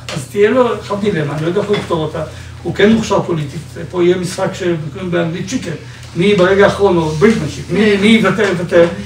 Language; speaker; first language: Hebrew; native; Hebrew